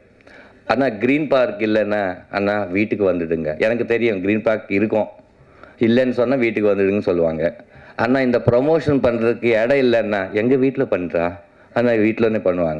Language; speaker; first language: Tamil; non-native, learner; Telugu